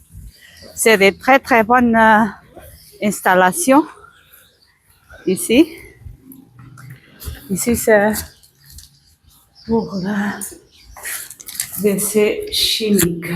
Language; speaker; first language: French; non-native, fluent; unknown